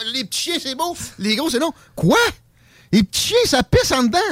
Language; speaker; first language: French; native; French